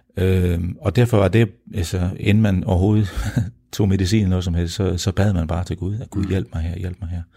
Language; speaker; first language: Danish; early bilingual, heritage; Danish